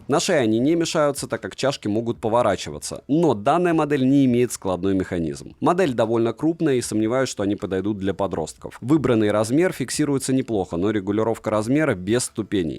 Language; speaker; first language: Russian; native; Russian